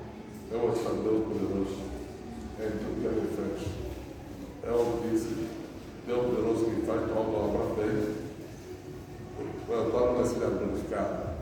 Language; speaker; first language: Portuguese; non-native, learner; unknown